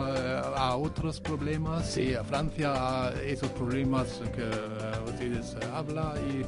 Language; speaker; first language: Spanish; non-native, learner; German